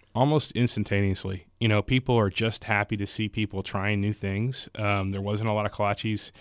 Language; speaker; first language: English; native; English